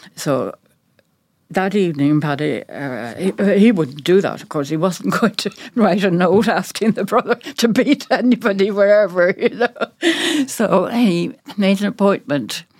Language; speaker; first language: English; native; English